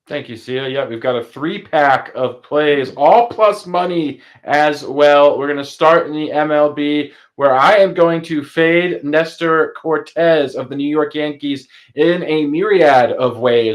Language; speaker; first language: English; native; English